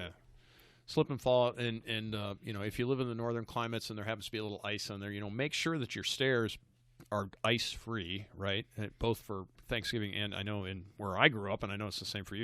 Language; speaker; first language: English; native; English